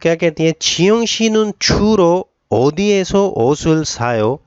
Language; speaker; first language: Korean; non-native, learner; Urdu